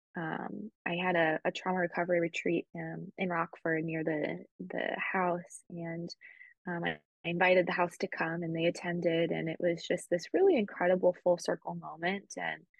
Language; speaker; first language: English; early bilingual, other home language; Spanish